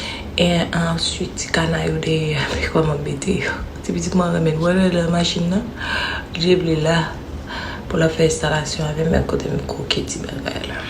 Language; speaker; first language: French; non-native, learner; Haitian Creole